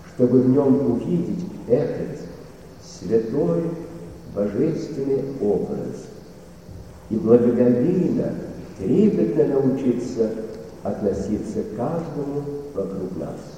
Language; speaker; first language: Russian; native; Russian